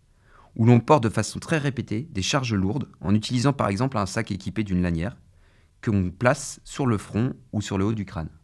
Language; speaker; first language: French; native; French